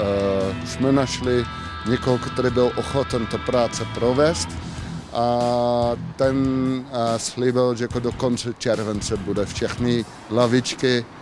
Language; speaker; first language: Czech; non-native, fluent; Dutch